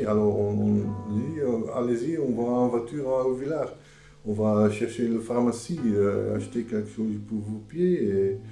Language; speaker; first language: French; non-native, fluent; Dutch